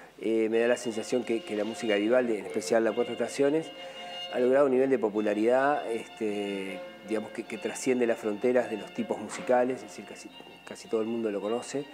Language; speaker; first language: Spanish; native; Spanish